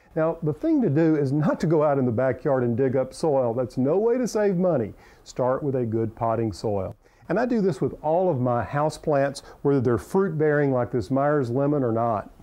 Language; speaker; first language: English; native; English